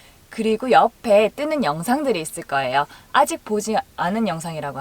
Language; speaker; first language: Korean; native; Korean